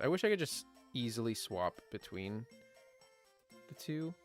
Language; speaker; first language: English; native; English